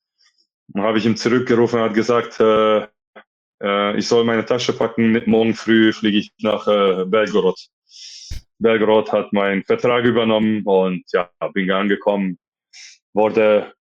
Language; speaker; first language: German; non-native, fluent; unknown